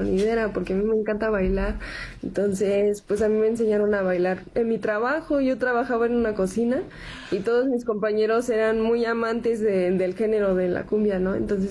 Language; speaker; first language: Spanish; non-native, local second language; Korean